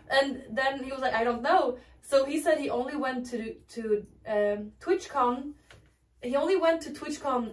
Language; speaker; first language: English; non-native, fluent; Swedish